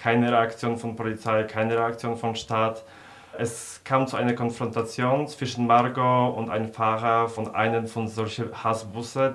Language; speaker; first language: German; non-native, fluent; Polish